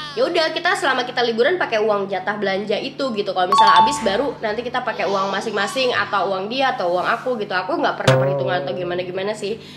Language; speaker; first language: Indonesian; native; Indonesian